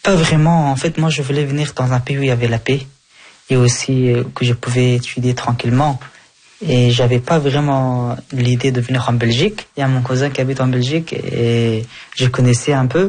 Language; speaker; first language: French; early bilingual, other home language; Persian